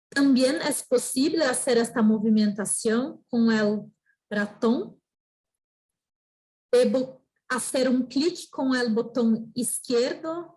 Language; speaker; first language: Spanish; non-native, fluent; Portuguese